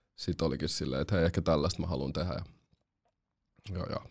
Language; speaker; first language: Finnish; early bilingual, other home language; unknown